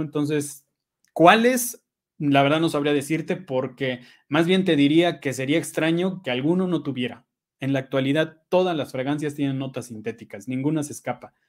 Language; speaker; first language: Spanish; native; Spanish